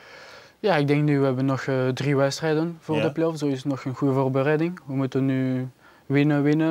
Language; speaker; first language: Dutch; non-native, learner; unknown